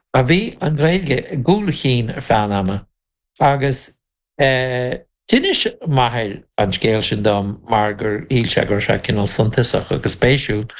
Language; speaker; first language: Irish; non-native, local second language; English